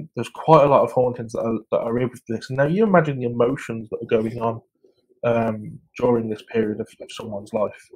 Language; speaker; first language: English; native; English